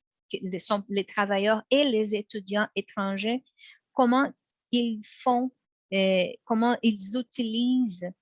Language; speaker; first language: French; non-native, fluent; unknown